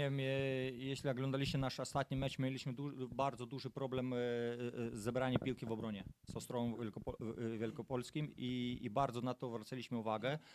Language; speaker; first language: Polish; non-native, fluent; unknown